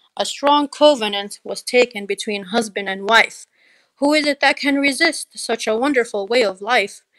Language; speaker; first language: English; native; English